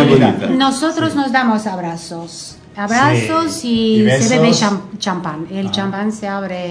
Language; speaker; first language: Spanish; non-native, fluent; Romanian